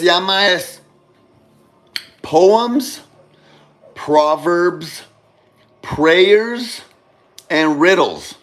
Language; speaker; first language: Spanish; non-native, learner; English